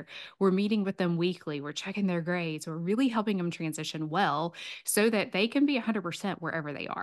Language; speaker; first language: English; native; English